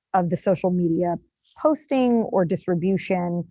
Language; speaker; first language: English; native; English